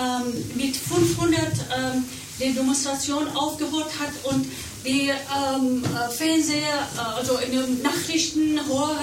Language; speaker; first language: German; non-native, learner; Persian